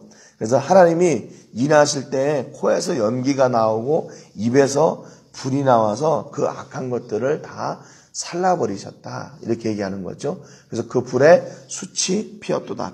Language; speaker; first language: Korean; native; Korean